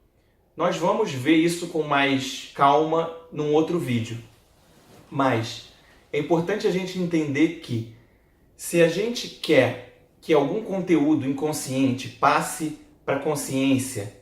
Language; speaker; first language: Portuguese; native; Portuguese